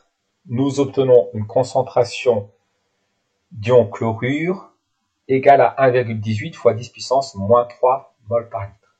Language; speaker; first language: French; native; French